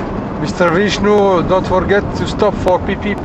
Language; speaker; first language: English; non-native, learner; Berber languages